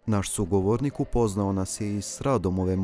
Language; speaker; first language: Croatian; native; Croatian